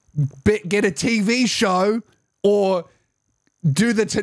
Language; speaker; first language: English; native; English